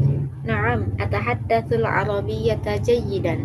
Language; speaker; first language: Arabic; non-native, learner; Indonesian